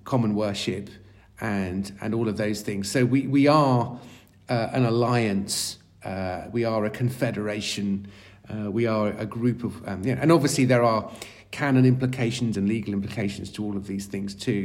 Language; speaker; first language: English; native; English